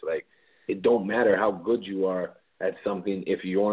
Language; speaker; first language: English; native; English